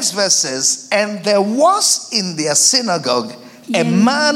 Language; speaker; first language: English; non-native, local second language; Akan